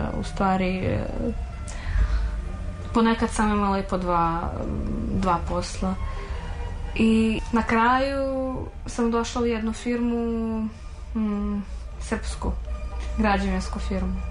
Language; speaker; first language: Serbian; non-native, fluent; Russian